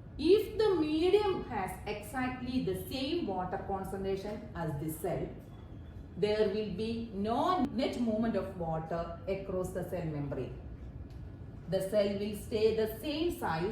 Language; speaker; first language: English; non-native, local second language; Malayalam